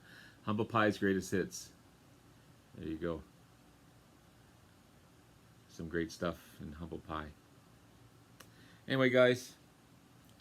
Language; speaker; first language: English; native; English